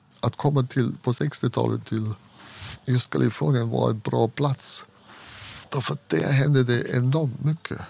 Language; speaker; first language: Swedish; non-native, fluent; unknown